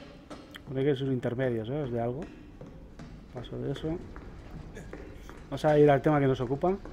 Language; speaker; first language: Spanish; native; Spanish